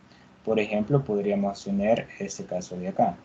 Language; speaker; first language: Spanish; native; Spanish